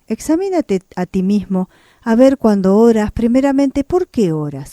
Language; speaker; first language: Spanish; native; Spanish